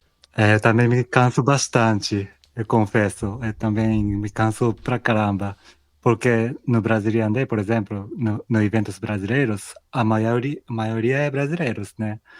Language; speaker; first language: Portuguese; non-native, fluent; Japanese